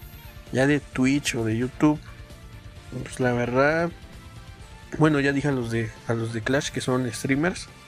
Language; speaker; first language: Spanish; native; Spanish